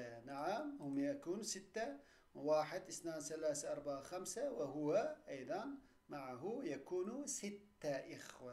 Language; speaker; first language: Arabic; non-native, fluent; Turkish